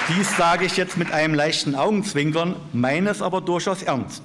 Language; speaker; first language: German; native; German